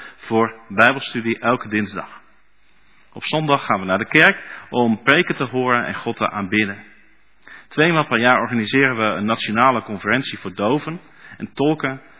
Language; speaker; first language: Dutch; non-native, learner; Russian